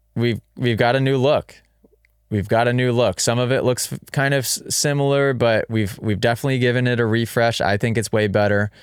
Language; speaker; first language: English; native; English